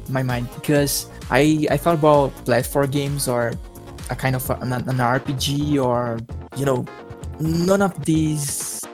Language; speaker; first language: English; non-native, fluent; Portuguese